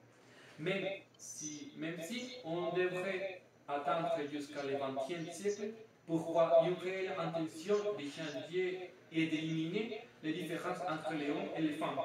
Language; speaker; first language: French; non-native, learner; Spanish